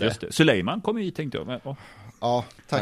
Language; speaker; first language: Swedish; native; Swedish